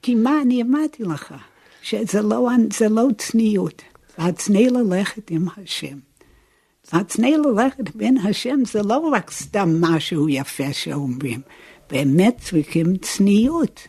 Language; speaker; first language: Hebrew; non-native, fluent; English